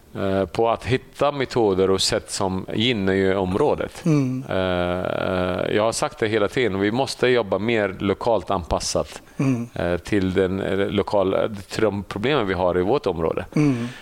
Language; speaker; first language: Swedish; early bilingual, other home language; Assyrian Neo-Aramaic